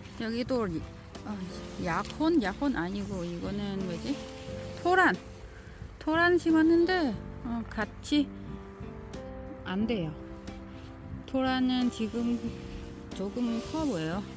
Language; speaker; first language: Korean; non-native, learner; Vietnamese